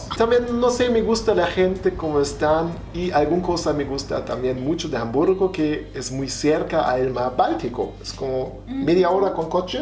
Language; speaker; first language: Spanish; non-native, fluent; German